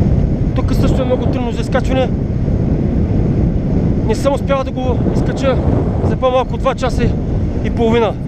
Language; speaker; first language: Bulgarian; native; Bulgarian